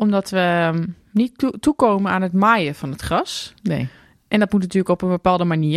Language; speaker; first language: Dutch; native; Dutch